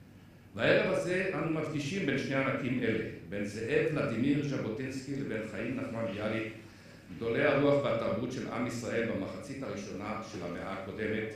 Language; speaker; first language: Hebrew; native; Hebrew